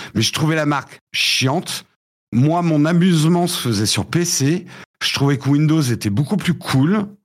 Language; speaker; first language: French; early bilingual, other home language; English